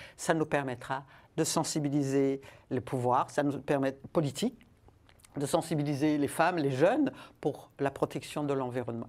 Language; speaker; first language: French; non-native, local second language; Rundi